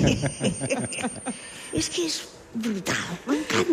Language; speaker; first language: Catalan; non-native, local second language; Spanish